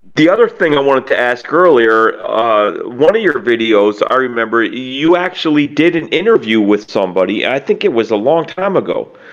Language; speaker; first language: English; native; English